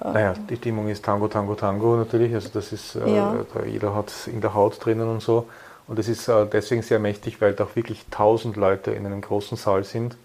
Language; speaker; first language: German; native; German